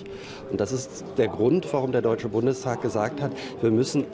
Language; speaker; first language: German; native; German